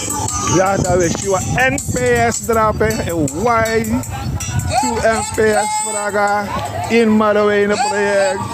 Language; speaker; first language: Dutch; non-native, local second language; Sranan Tongo